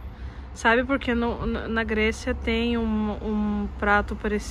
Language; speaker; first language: Portuguese; non-native, fluent; Russian